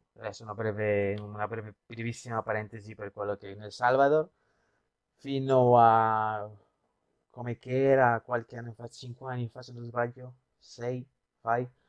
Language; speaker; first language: Italian; non-native, fluent; Spanish